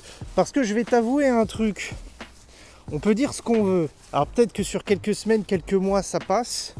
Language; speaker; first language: French; native; French